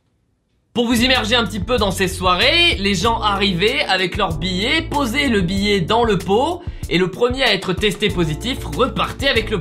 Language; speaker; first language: French; native; French